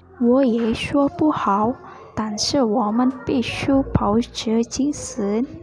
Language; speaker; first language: Chinese; non-native, learner; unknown